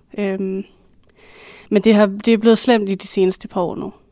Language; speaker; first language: Danish; native; Danish